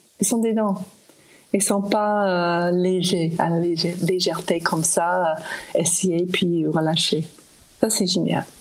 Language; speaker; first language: French; non-native, fluent; English